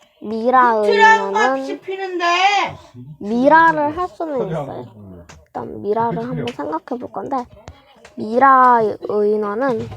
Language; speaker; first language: Korean; native; Korean